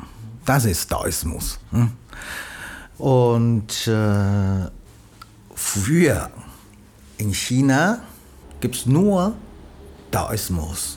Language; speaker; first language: German; non-native, learner; Chinese